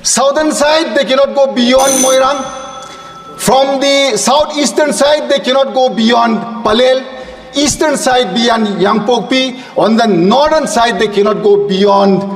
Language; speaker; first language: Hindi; non-native, local second language; Manipuri